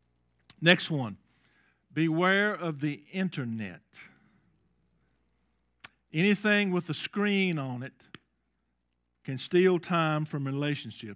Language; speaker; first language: English; native; English